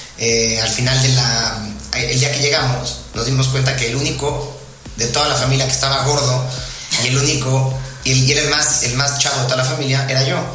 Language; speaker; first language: Spanish; native; Spanish